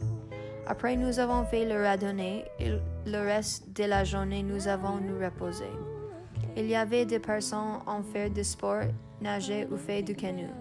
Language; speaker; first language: French; non-native, learner; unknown